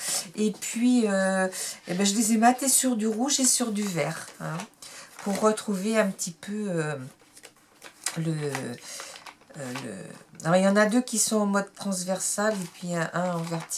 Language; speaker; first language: French; native; French